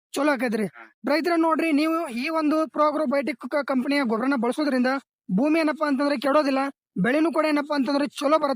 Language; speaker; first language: Kannada; native; Kannada